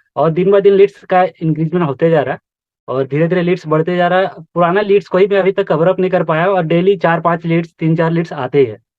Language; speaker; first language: Hindi; native; Hindi